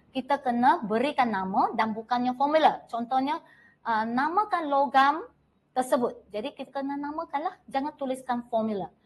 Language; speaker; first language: Malay; non-native, local second language; Chinese